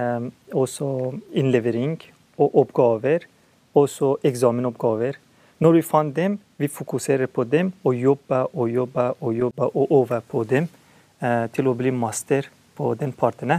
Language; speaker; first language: Norwegian; non-native, learner; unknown